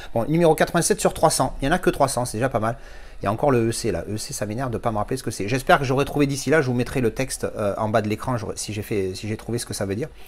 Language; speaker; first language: French; native; French